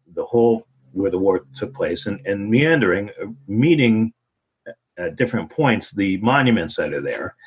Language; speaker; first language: English; native; English